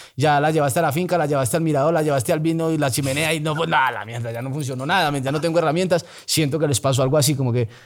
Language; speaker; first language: Spanish; native; Spanish